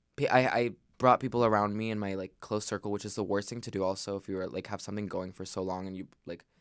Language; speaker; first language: English; early bilingual, other home language; Spanish